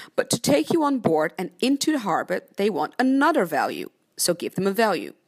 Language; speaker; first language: English; non-native, fluent; Dutch